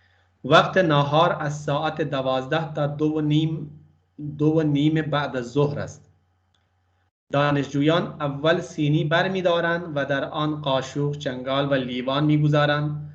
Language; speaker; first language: Persian; non-native, fluent; Urdu